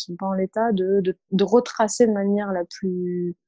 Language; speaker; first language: French; early bilingual, other home language; Arabic